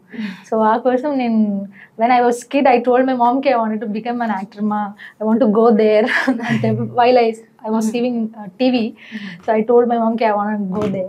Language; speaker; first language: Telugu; non-native, learner; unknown